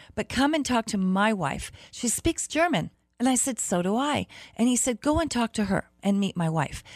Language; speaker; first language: English; early bilingual, other home language; German